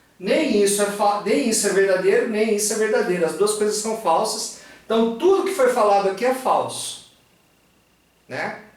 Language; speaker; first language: Portuguese; native; Portuguese